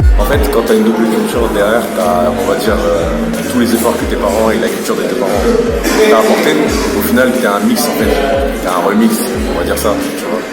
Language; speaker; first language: French; early bilingual, other home language; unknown